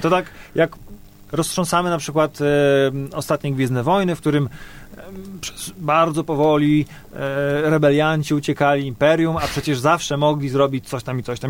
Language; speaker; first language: Polish; native; Polish